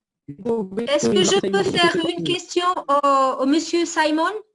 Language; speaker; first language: French; non-native, fluent; Italian